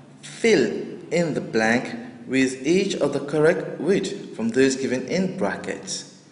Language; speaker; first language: English; non-native, local second language; Morisyen